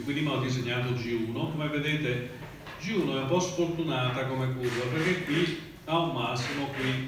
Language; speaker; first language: Italian; native; Italian